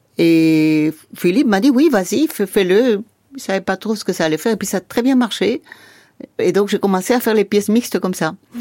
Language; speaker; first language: French; non-native, fluent; Spanish